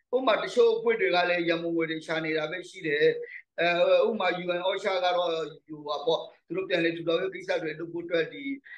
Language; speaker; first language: Burmese; native; Burmese